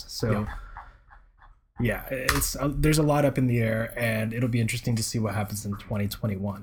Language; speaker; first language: English; early bilingual, other home language; Spanish